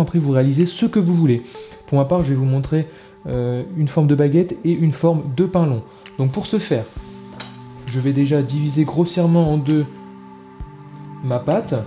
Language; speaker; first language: French; native; French